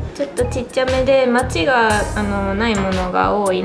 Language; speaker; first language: Japanese; native; Japanese